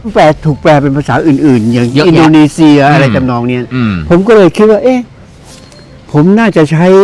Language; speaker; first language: Thai; native; Thai